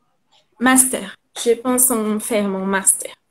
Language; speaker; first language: French; non-native, learner; Portuguese